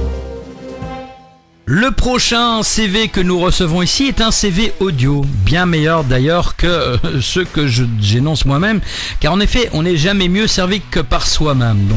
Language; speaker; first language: French; native; French